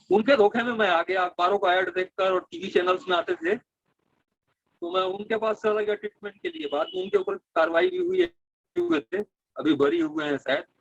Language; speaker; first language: Hindi; native; Hindi